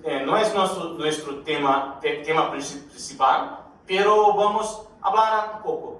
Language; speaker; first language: Spanish; non-native, learner; Portuguese